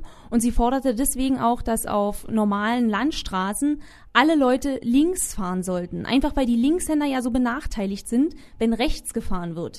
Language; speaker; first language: German; native; German